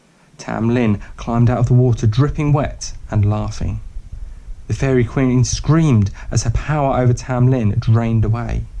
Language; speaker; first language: English; native; English